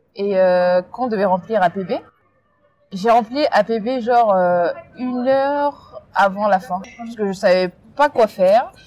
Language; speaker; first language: French; early bilingual, other home language; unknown